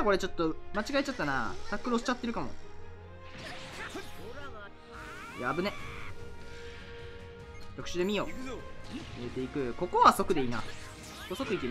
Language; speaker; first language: Japanese; native; Japanese